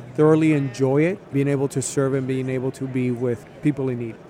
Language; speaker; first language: English; early bilingual, other home language; Spanish